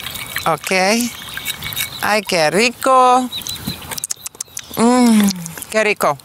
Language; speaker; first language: Spanish; non-native, learner; English